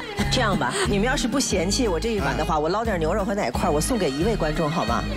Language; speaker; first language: Chinese; native; Chinese